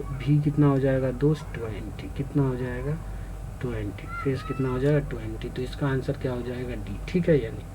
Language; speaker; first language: Hindi; native; Hindi